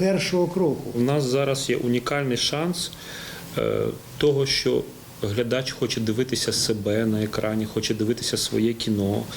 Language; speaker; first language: Ukrainian; native; Ukrainian